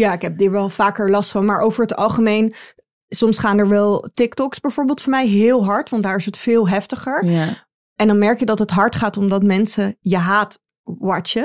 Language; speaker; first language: Dutch; native; Dutch